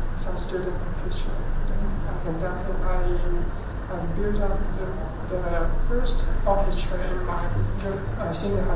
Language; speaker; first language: English; non-native, learner; Chinese